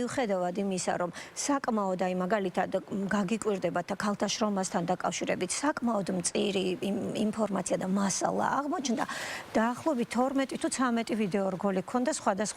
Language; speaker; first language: Georgian; native; Georgian